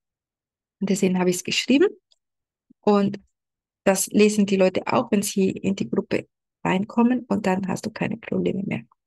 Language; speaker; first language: German; non-native, fluent; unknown